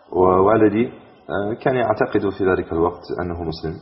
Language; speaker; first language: Arabic; non-native, fluent; English